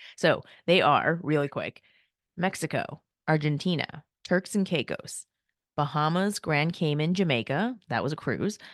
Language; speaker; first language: English; early bilingual, other home language; Korean